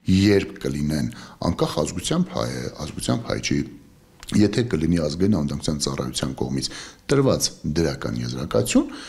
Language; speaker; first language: Armenian; native; Armenian